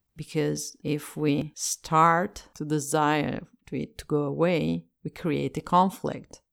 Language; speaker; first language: English; non-native, fluent; Italian